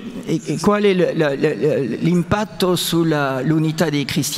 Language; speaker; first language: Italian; non-native, fluent; French